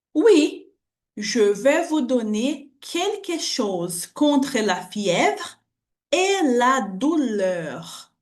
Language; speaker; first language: French; non-native, fluent; Portuguese